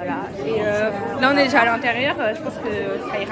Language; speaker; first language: French; native; French